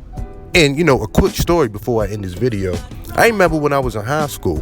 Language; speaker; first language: English; native; English